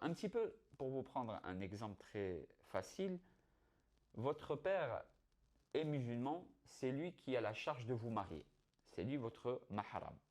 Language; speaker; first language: French; native; French